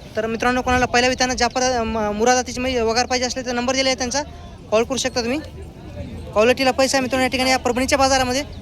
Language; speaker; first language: Marathi; native; Marathi